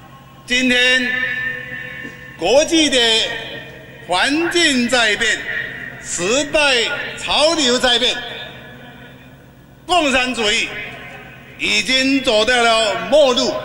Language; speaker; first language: Chinese; non-native, local second language; Min Nan Chinese